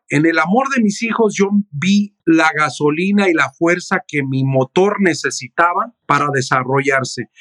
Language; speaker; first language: Spanish; native; Spanish